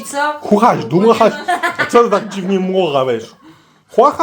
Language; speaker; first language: Polish; native; Polish